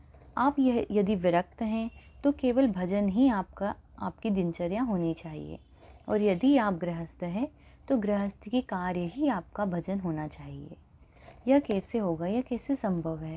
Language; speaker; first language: Hindi; native; Hindi